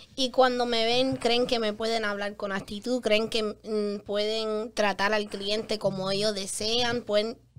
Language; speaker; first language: Spanish; early bilingual, heritage; Spanish